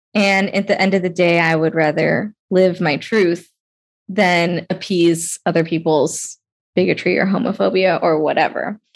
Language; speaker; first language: English; native; English